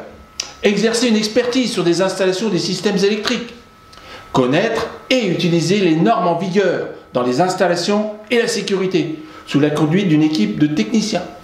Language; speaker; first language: French; native; French